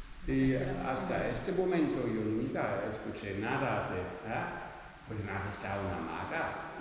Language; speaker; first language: Spanish; non-native, learner; Dutch